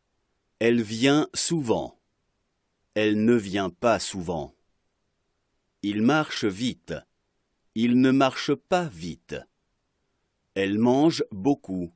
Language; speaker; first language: French; non-native, fluent; Arabic